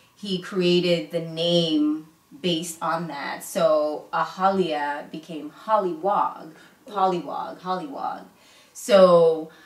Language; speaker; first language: English; early bilingual, other home language; Igbo